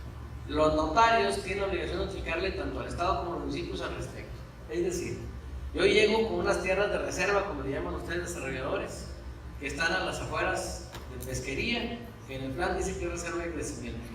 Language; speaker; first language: Spanish; native; Spanish